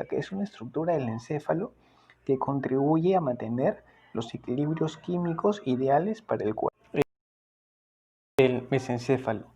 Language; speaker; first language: Spanish; native; Spanish